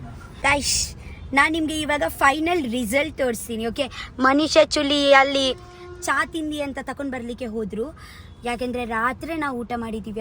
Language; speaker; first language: Kannada; non-native, local second language; Tulu